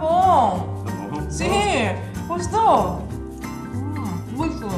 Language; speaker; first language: Portuguese; non-native, learner; Korean